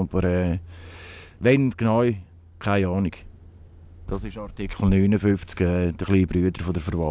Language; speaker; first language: German; native; German